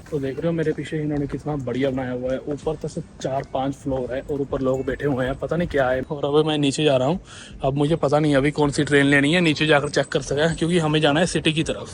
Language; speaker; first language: Hindi; native; Hindi